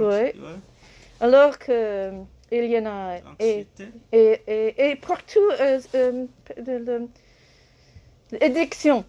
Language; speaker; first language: French; non-native, learner; English